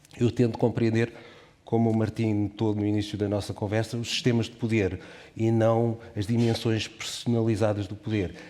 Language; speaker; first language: Portuguese; native; Portuguese